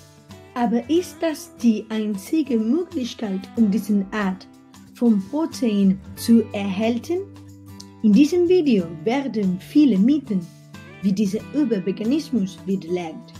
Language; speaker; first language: German; non-native, learner; Spanish